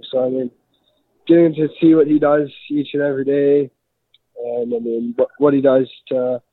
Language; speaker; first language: English; native; English